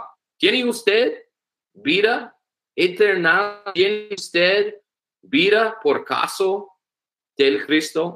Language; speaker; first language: Spanish; non-native, learner; English